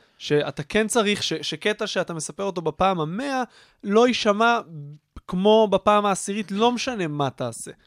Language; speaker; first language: Hebrew; native; Hebrew